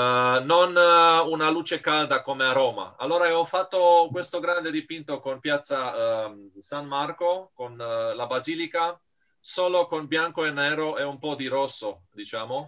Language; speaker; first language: Italian; non-native, fluent; Romanian